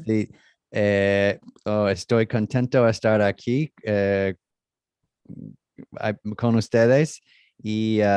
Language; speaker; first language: Spanish; non-native, learner; English